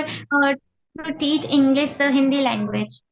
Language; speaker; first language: English; non-native, learner; Hindi